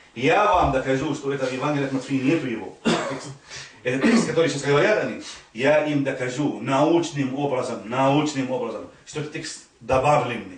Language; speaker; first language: Russian; non-native, fluent; Arabic